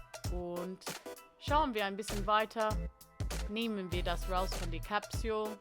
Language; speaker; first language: German; non-native, learner; English